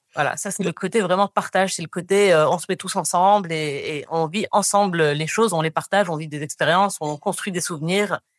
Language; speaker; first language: French; non-native, local second language; Arabic